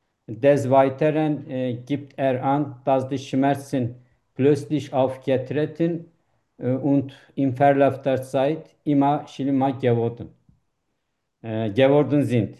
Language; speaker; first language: German; non-native, learner; Turkish